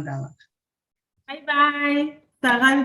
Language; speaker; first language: Hebrew; early bilingual, other home language; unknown